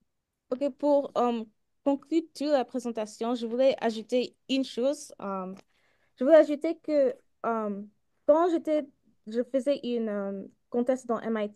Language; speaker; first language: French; early bilingual, heritage; French